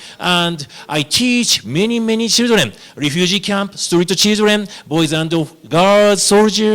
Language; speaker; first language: English; non-native, learner; Japanese